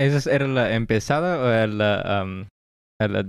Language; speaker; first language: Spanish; early bilingual, heritage; English